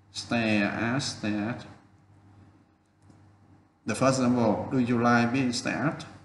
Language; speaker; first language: English; non-native, fluent; Vietnamese